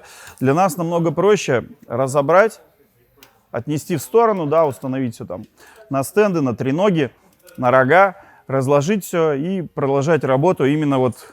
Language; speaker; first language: Russian; native; Russian